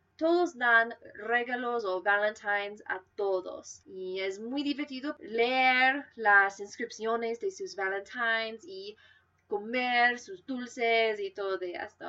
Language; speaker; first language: Spanish; non-native, fluent; English